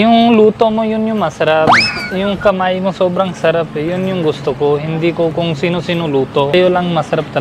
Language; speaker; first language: Filipino; non-native, learner; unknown